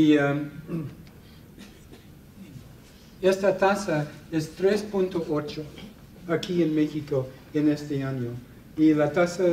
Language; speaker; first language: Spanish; non-native, fluent; English